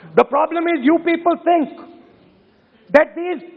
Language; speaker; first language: English; non-native, local second language; Hindi